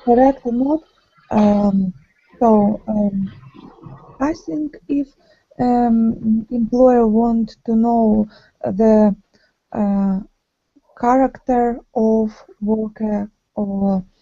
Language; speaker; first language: English; non-native, learner; Ukrainian